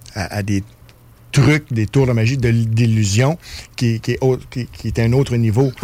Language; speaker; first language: French; native; French